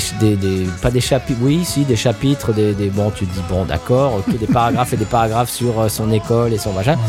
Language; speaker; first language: French; native; French